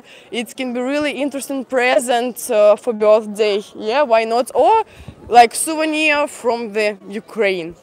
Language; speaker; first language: English; non-native, fluent; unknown